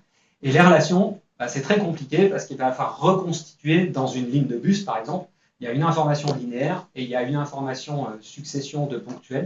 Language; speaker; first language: French; native; French